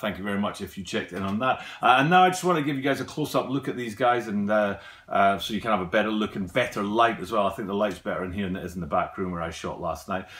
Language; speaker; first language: English; native; English